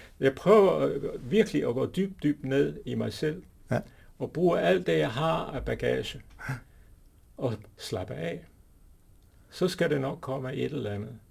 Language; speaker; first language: Danish; non-native, fluent; English